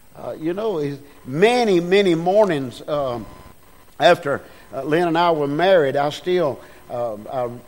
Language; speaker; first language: English; native; English